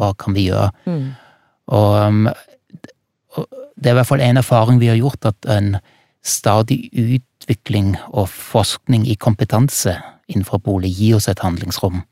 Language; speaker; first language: Norwegian; non-native, fluent; German